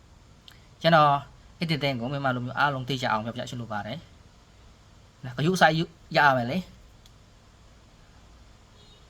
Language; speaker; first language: Burmese; non-native, learner; Khmer